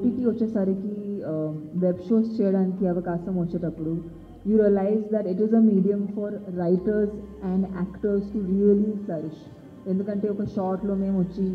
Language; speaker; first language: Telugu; non-native, fluent; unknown